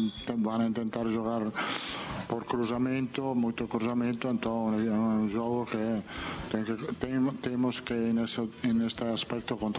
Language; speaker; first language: Portuguese; non-native, learner; Italian